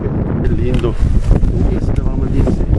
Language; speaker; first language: Portuguese; non-native, learner; Hebrew